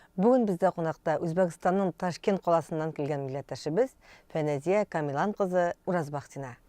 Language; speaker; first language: Tatar; native; Tatar